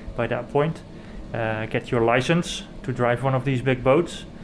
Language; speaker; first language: English; non-native, fluent; Dutch